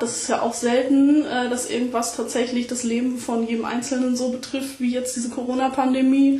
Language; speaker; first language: German; native; German